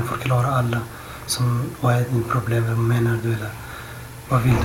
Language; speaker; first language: Swedish; non-native, learner; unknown